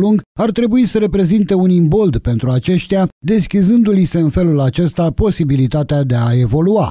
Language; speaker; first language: Romanian; native; Romanian